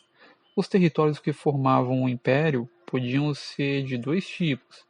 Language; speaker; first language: Portuguese; native; Portuguese